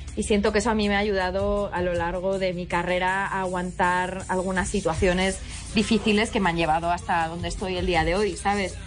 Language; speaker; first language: Spanish; native; Spanish